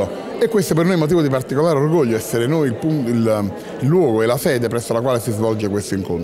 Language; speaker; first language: Italian; native; Italian